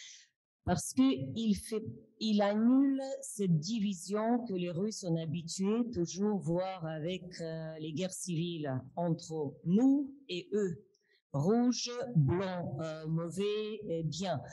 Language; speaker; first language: French; non-native, fluent; Russian